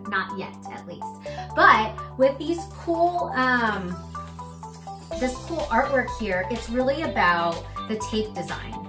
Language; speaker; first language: English; native; English